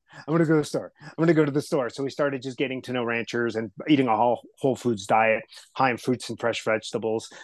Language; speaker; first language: English; early bilingual, other home language; Spanish